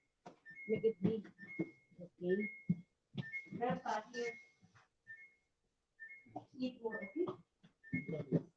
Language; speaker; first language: English; non-native, learner; Filipino